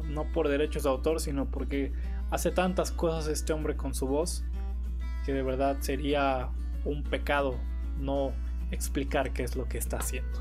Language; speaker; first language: Spanish; native; Spanish